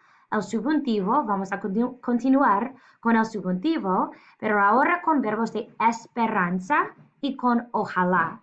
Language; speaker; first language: Spanish; non-native, fluent; English